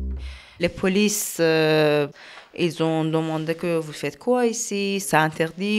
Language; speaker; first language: French; non-native, learner; Persian